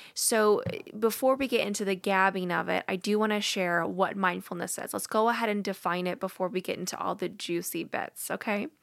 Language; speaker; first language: English; native; English